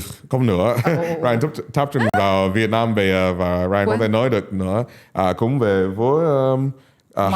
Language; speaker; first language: Vietnamese; non-native, learner; English